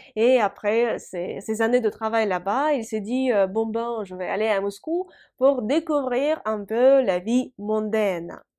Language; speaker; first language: French; non-native, fluent; Russian